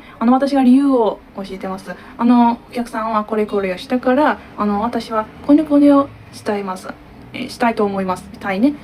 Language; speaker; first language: Japanese; non-native, learner; Turkish